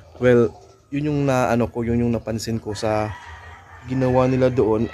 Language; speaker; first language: Filipino; non-native, local second language; Cebuano